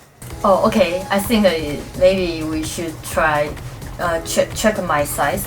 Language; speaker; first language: English; non-native, learner; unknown